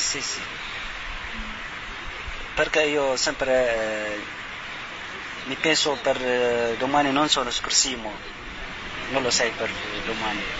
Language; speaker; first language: Italian; non-native, learner; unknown